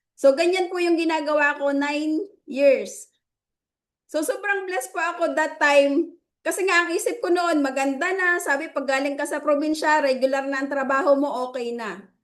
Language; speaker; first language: Filipino; native; Filipino